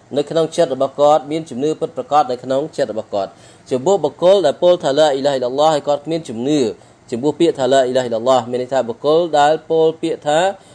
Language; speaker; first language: Khmer; non-native, local second language; Eastern Cham